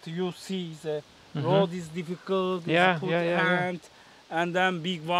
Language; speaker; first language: English; non-native, learner; Turkish